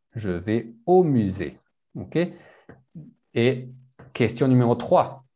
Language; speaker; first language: French; non-native, learner; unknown